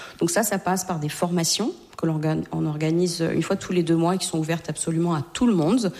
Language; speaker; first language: French; native; French